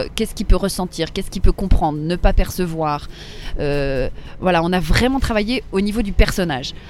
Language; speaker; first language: French; native; French